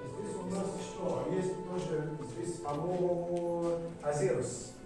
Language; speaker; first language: Russian; non-native, learner; Arabic